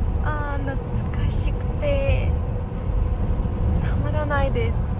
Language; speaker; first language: Japanese; non-native, fluent; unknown